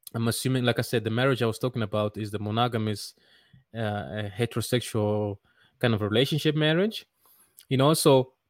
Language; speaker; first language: English; non-native, fluent; Dutch